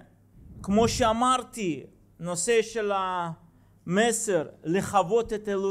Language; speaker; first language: Hebrew; non-native, fluent; Russian